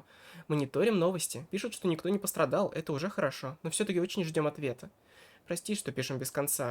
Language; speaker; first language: Russian; native; Russian